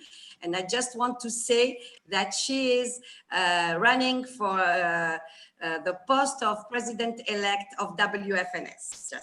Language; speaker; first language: English; non-native, fluent; Arabic